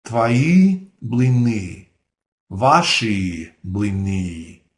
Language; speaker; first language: Russian; non-native, fluent; English